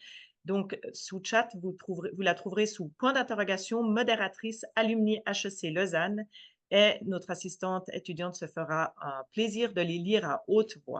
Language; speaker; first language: French; native; French